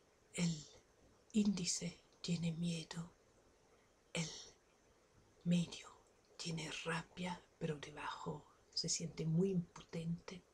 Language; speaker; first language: Spanish; non-native, fluent; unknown